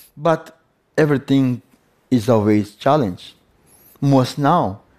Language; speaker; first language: English; non-native, learner; Portuguese